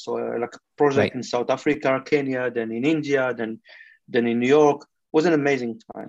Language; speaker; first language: English; non-native, fluent; French